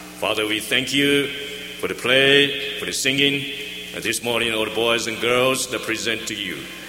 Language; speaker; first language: English; non-native, learner; Chinese